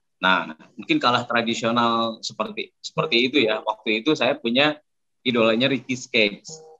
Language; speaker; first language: Indonesian; native; Indonesian